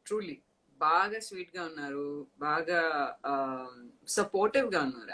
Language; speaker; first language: Telugu; non-native, fluent; Tamil